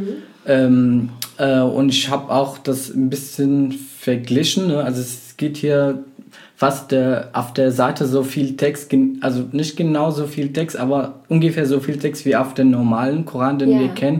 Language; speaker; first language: German; non-native, fluent; Arabic